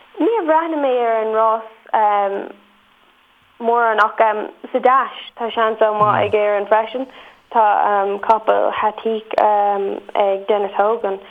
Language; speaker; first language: Irish; non-native, local second language; English